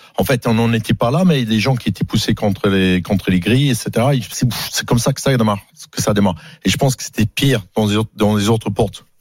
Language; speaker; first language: French; early bilingual, other home language; English